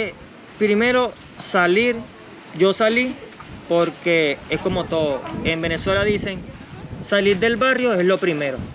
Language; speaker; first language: Spanish; native; Spanish